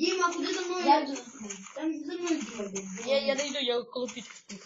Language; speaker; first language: Ukrainian; native; Ukrainian